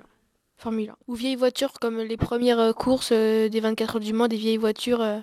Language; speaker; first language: French; native; French